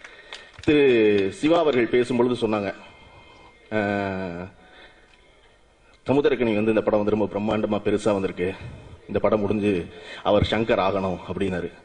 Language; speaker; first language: Tamil; native; Tamil